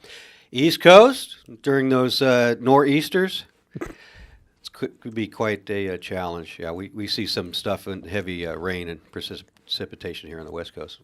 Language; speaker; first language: English; native; English